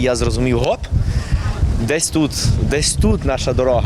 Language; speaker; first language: Ukrainian; non-native, fluent; Spanish